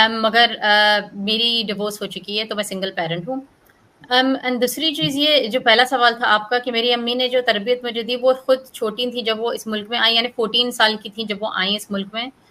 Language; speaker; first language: Urdu; native; Urdu